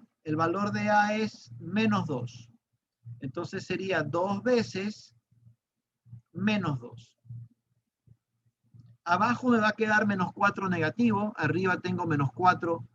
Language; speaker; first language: Spanish; native; Spanish